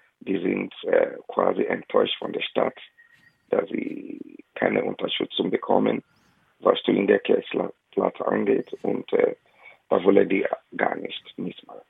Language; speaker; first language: German; non-native, fluent; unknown